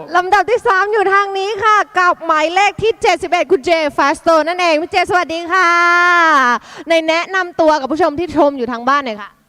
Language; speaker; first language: Thai; native; Thai